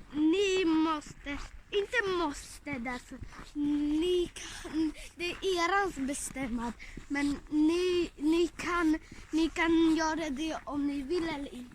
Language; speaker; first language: Swedish; early bilingual, other home language; Somali